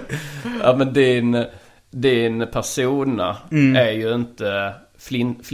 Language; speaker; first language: Swedish; native; Swedish